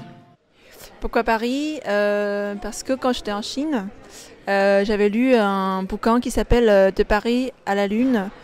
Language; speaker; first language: French; non-native, fluent; Chinese